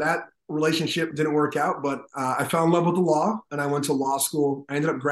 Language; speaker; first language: English; native; English